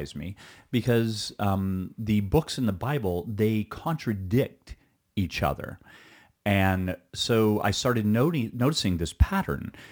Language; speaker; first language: English; early bilingual, other home language; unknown